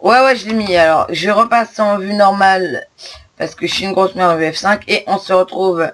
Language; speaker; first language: French; native; French